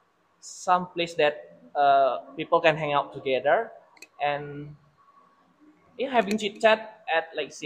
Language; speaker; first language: English; non-native, fluent; Indonesian